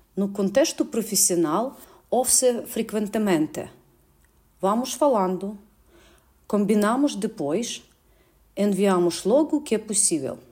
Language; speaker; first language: Portuguese; non-native, fluent; Russian